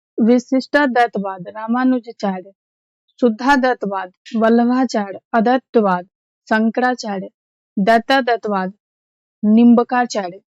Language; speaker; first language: Hindi; native; Hindi